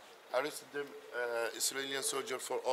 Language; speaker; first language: English; non-native, learner; Arabic